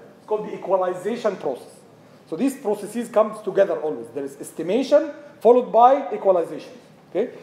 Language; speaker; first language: English; non-native, fluent; Arabic